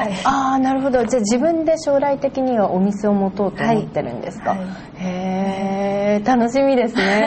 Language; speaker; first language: Japanese; native; Japanese